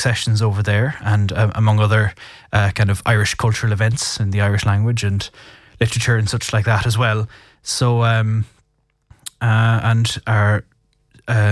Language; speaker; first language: English; native; English